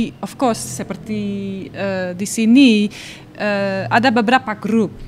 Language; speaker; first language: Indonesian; non-native, learner; Dutch